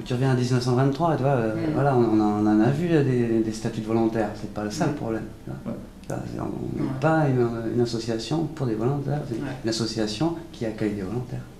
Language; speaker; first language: French; native; French